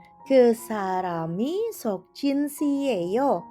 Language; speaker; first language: Korean; non-native, fluent; Indonesian